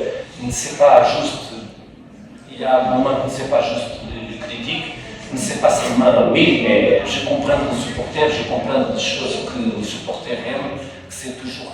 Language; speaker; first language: French; non-native, fluent; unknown